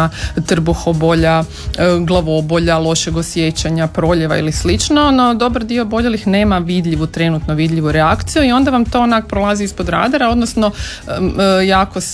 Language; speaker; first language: Serbian; native; Serbian